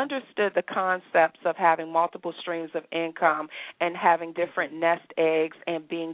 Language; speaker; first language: English; native; English